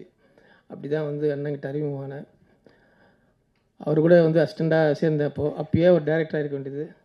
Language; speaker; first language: Tamil; native; Tamil